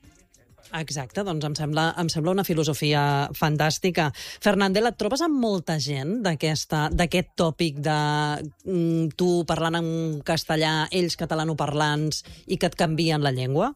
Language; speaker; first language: Catalan; native; Catalan